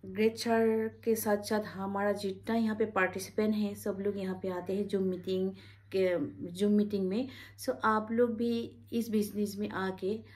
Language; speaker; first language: Hindi; non-native, local second language; Bangla